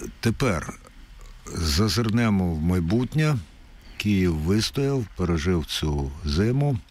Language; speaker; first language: Ukrainian; native; Ukrainian